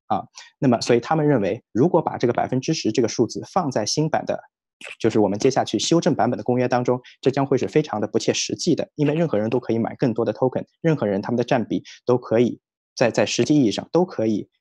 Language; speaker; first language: Chinese; native; Chinese